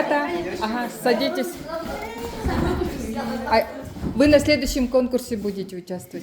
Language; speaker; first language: Russian; native; Russian